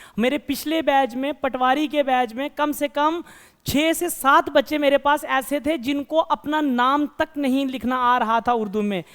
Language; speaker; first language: Hindi; non-native, local second language; Kashmiri